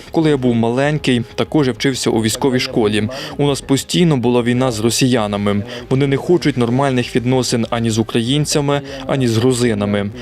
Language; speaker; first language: Ukrainian; non-native, fluent; Georgian